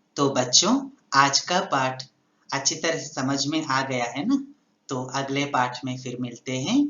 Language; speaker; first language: Hindi; non-native, local second language; Telugu